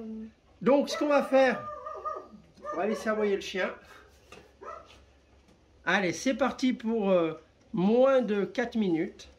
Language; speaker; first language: French; native; French